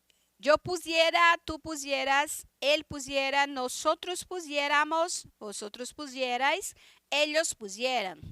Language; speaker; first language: Spanish; non-native, fluent; Portuguese